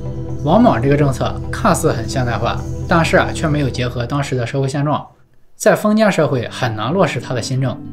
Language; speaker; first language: Chinese; native; Chinese